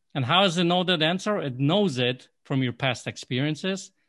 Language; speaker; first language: English; non-native, fluent; Polish